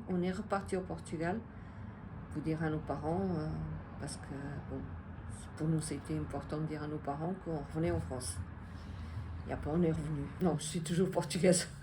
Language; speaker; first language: French; non-native, fluent; Portuguese